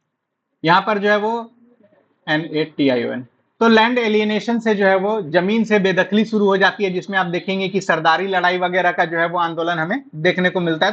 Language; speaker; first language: Hindi; native; Hindi